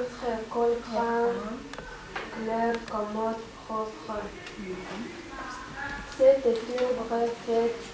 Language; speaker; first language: French; non-native, learner; Yakut